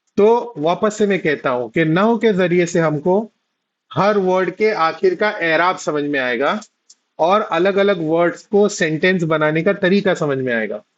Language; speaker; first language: Urdu; native; Urdu